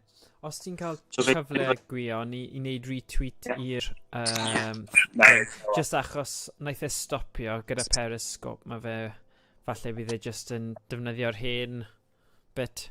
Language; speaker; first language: Welsh; native; Welsh